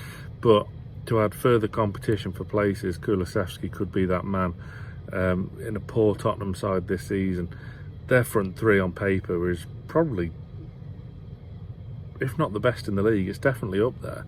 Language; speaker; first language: English; native; English